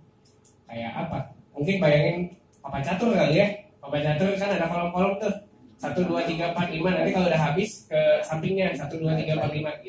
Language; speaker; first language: Indonesian; native; Indonesian